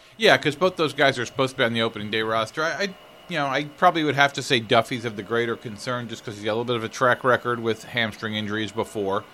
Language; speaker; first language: English; native; English